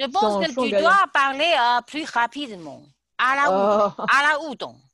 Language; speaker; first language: French; non-native, learner; Chinese